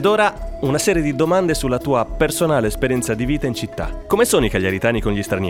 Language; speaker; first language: Italian; native; Italian